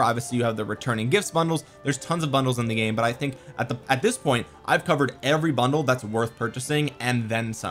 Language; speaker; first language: English; native; English